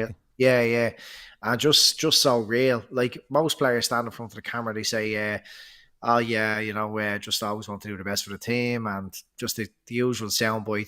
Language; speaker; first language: English; native; English